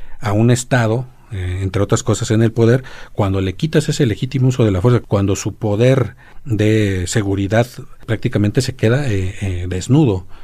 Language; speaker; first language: Spanish; native; Spanish